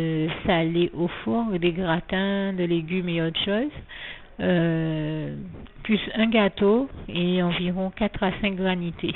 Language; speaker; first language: French; native; French